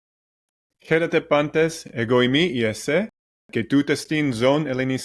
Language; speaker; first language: Greek; non-native, learner; English